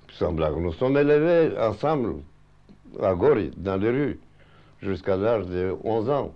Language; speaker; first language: French; non-native, fluent; Russian